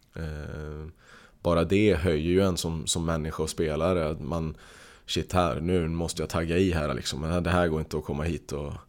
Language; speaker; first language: Swedish; native; Swedish